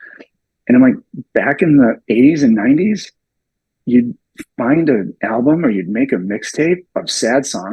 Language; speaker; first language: English; native; English